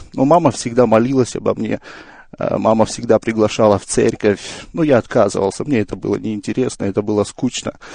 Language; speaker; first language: Russian; native; Russian